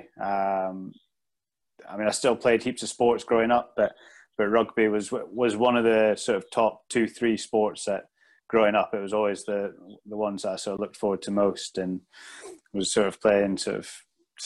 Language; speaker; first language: English; native; English